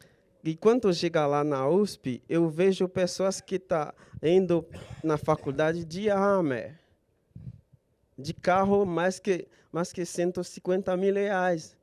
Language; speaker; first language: Portuguese; non-native, fluent; Haitian Creole